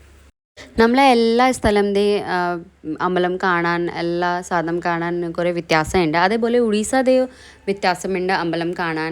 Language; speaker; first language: Malayalam; non-native, learner; Hindi